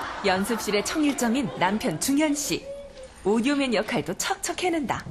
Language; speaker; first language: Korean; native; Korean